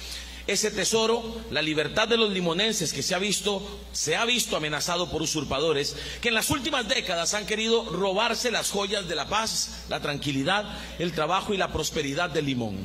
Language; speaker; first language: Spanish; native; Spanish